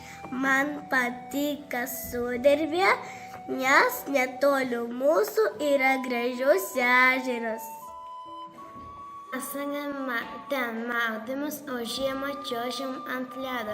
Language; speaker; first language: Lithuanian; non-native, local second language; Polish